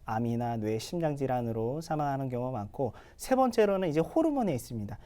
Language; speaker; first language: Korean; native; Korean